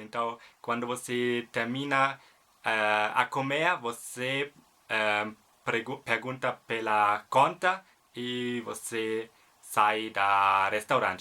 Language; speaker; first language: Portuguese; non-native, fluent; German